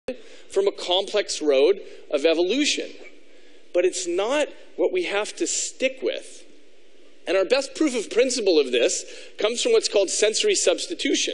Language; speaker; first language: English; native; English